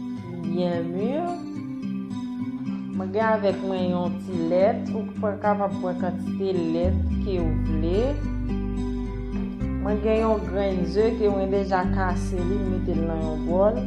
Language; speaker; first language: French; non-native, learner; Haitian Creole